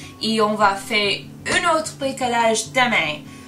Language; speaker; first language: French; non-native, learner; English